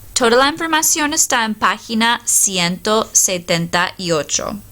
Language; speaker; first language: Spanish; non-native, fluent; English